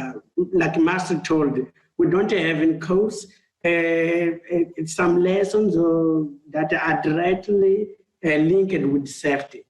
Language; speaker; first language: English; non-native, learner; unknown